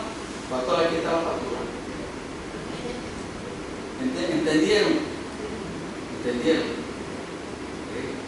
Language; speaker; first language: Spanish; native; Spanish